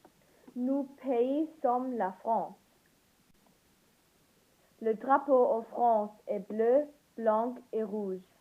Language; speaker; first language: French; non-native, learner; English